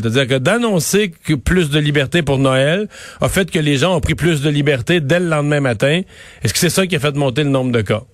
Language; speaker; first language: French; native; French